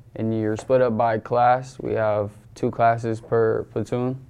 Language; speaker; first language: English; native; English